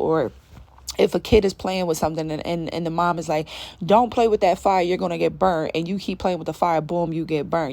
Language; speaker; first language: English; native; English